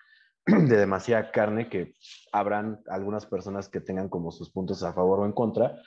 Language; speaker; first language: Spanish; native; Spanish